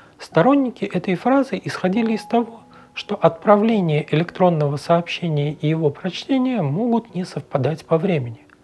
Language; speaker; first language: Russian; native; Russian